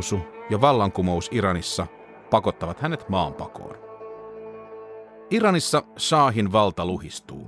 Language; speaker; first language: Finnish; native; Finnish